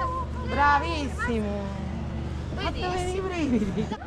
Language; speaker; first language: Italian; native; Italian